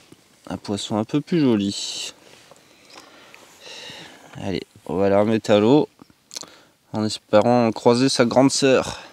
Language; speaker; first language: French; native; French